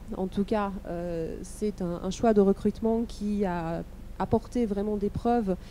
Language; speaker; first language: French; native; French